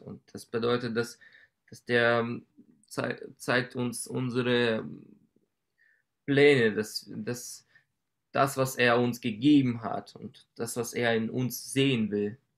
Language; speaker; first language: German; non-native, learner; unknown